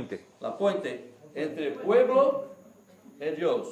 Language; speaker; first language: Spanish; non-native, learner; Portuguese